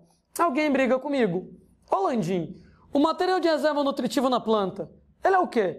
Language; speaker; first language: Portuguese; native; Portuguese